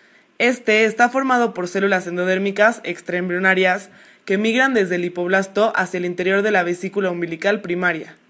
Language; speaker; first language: Spanish; native; Spanish